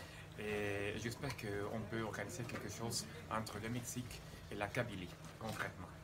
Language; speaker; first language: French; non-native, fluent; Spanish